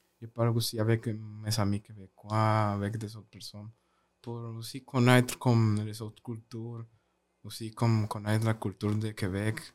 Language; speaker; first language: French; non-native, learner; Spanish